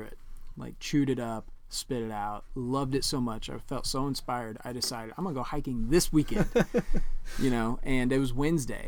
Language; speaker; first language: English; native; English